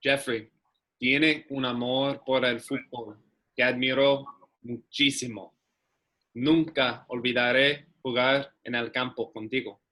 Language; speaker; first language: Spanish; non-native, learner; English